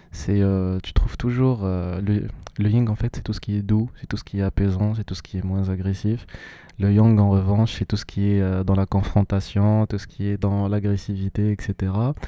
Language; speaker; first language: French; non-native, local second language; Arabic